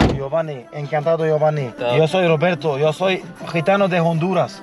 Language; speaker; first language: Spanish; non-native, learner; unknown